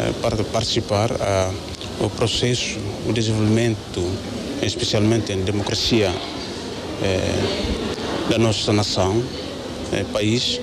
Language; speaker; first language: Portuguese; non-native, learner; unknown